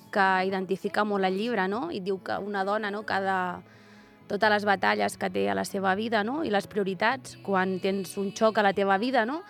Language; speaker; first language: Catalan; native; Catalan